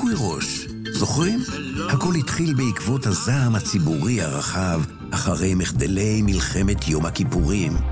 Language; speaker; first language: Hebrew; native; Hebrew